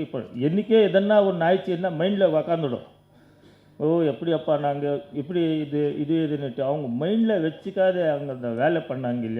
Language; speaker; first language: Tamil; non-native, learner; Kannada